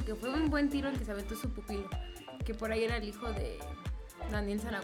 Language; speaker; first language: Spanish; native; Spanish